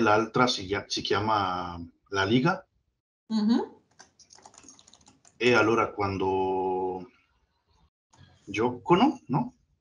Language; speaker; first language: Italian; non-native, learner; Spanish